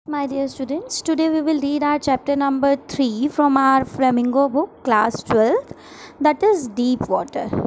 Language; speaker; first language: English; non-native, local second language; Hindi